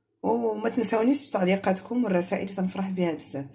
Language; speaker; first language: Arabic; native; Arabic